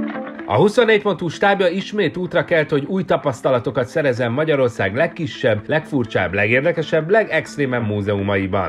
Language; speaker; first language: Hungarian; native; Hungarian